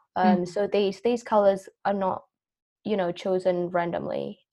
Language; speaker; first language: English; non-native, fluent; Indonesian